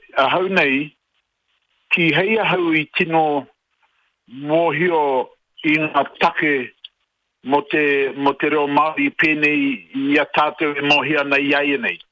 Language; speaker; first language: Māori; native; Māori